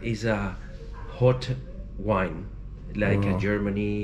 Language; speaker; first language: English; non-native, learner; Spanish